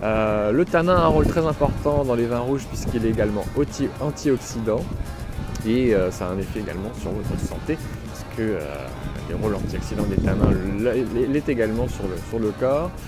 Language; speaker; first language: French; native; French